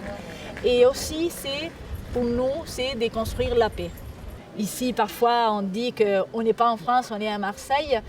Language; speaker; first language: French; non-native, fluent; Spanish